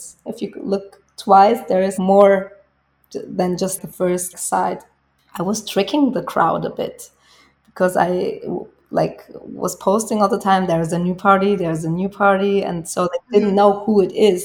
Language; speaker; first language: English; non-native, fluent; German